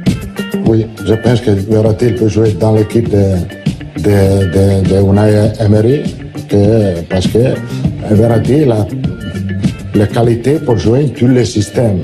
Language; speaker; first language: French; non-native, learner; Italian